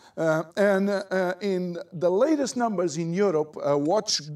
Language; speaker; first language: English; non-native, fluent; Portuguese